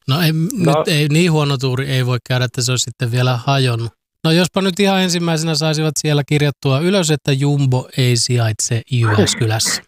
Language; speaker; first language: Finnish; native; Finnish